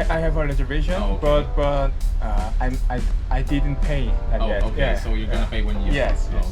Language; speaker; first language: English; non-native, learner; Korean